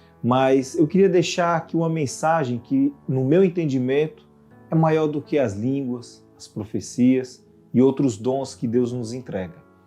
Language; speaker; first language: Portuguese; native; Portuguese